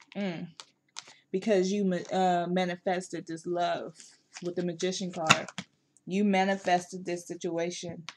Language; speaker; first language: English; native; English